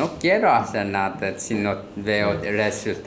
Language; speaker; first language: Spanish; non-native, learner; Korean